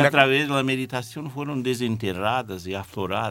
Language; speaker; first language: Spanish; non-native, fluent; English